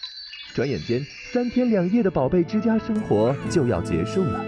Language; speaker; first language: Chinese; native; Chinese